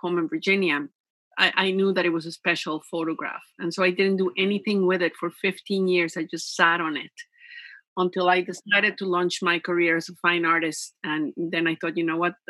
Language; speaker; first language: English; non-native, fluent; Spanish